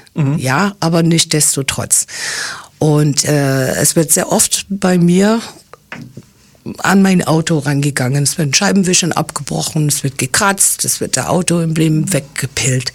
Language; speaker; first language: German; early bilingual, other home language; English